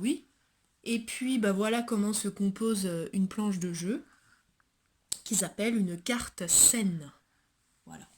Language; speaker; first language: French; native; French